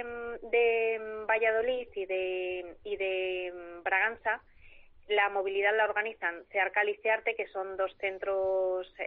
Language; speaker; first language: Spanish; native; Spanish